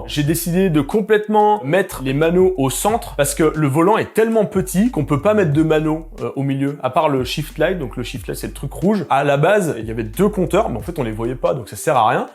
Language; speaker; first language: French; native; French